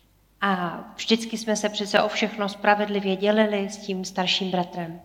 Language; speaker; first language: Czech; native; Czech